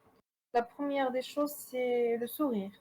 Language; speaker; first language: French; non-native, local second language; Arabic